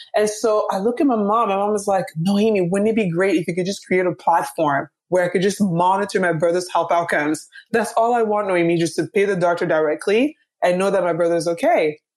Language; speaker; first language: English; early bilingual, other home language; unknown